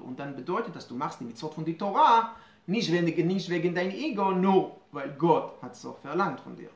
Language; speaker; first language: German; non-native, fluent; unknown